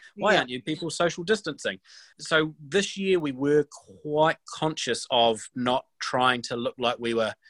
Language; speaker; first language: English; native; English